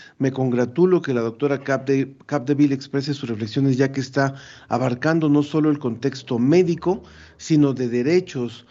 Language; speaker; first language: Spanish; native; Spanish